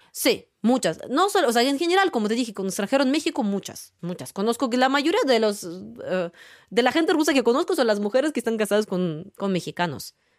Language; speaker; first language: Spanish; non-native, fluent; Russian